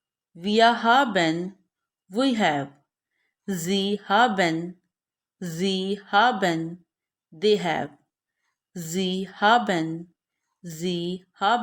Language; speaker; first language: German; non-native, fluent; Urdu